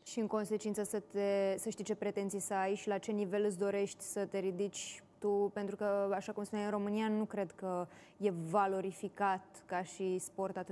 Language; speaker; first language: Romanian; native; Romanian